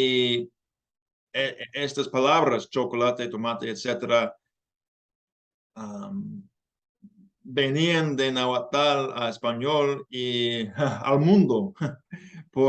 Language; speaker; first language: Spanish; non-native, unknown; English